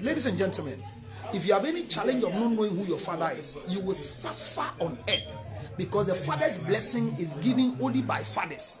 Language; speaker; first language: English; non-native, local second language; Akan